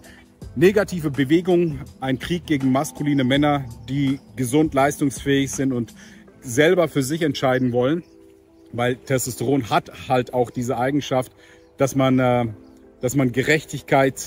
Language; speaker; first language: German; native; German